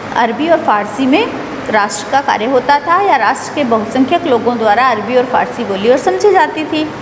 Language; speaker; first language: Hindi; native; Hindi